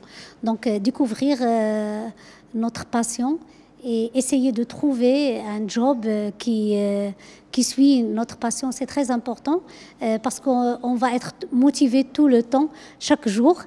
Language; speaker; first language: French; non-native, local second language; Arabic